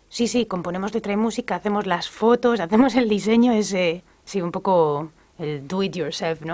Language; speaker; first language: Spanish; native; Spanish